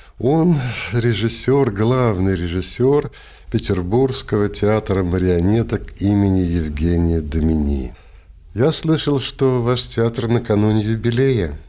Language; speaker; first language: Russian; native; Russian